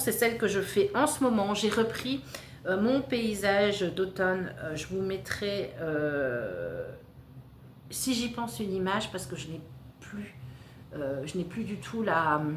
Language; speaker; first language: French; native; French